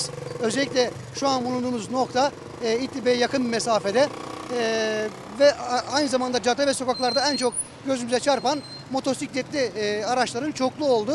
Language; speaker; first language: Turkish; native; Turkish